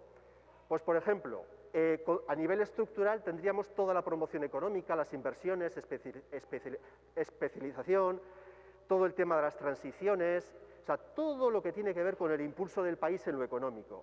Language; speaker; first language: Spanish; native; Spanish